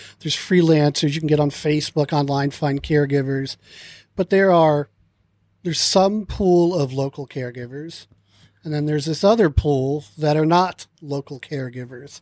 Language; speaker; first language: English; native; English